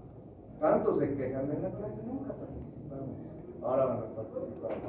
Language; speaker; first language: Spanish; native; Spanish